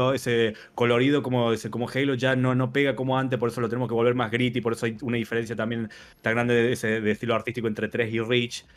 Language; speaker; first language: Spanish; native; Spanish